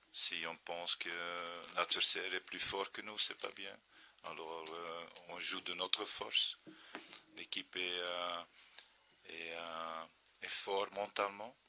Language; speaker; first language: French; non-native, fluent; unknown